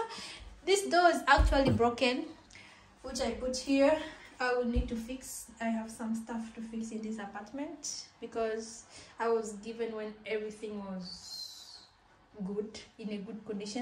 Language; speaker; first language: English; non-native, local second language; Swahili